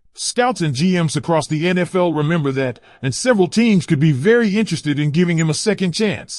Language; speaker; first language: English; native; English